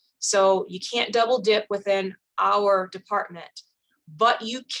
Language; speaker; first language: English; native; English